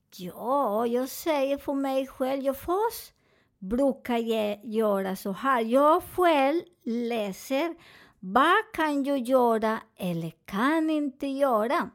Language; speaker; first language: Swedish; non-native, learner; Spanish